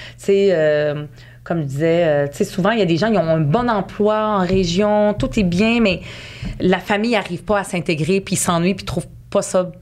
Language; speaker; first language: French; early bilingual, other home language; Arabic